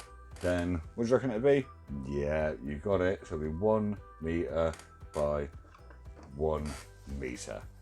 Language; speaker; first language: English; native; English